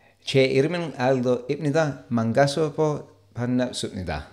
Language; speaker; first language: Korean; non-native, learner; English